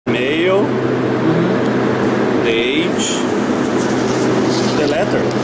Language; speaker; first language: English; non-native, learner; Ukrainian